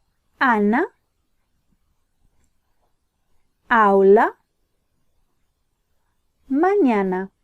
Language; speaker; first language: Spanish; non-native, fluent; Portuguese